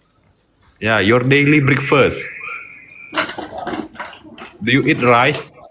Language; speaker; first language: English; non-native, learner; Indonesian